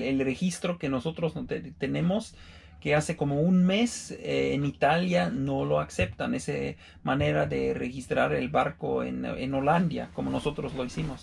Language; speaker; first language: Spanish; non-native, fluent; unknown